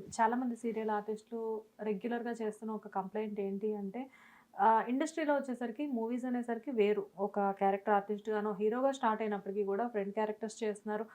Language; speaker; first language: Telugu; native; Telugu